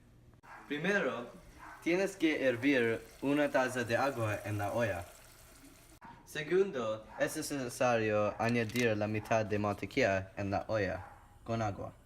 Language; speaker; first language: Spanish; non-native, learner; English